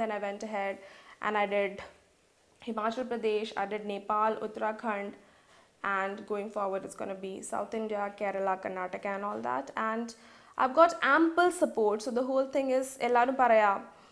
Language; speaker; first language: English; non-native, local second language; Malayalam